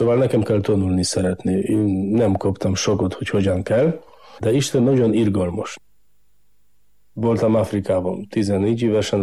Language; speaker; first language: Hungarian; non-native, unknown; Polish